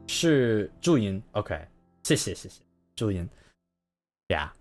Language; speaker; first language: Chinese; non-native, learner; English